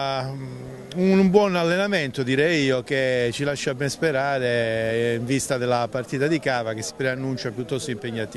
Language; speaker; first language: Italian; native; Italian